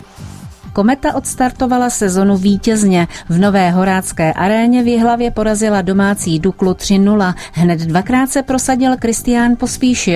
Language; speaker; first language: Czech; native; Czech